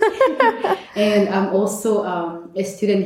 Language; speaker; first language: English; non-native, local second language; Kinyarwanda